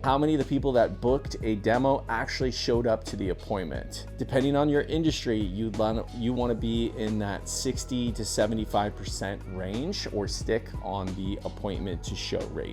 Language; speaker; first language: English; native; English